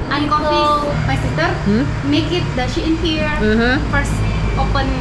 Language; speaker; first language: English; non-native, learner; Indonesian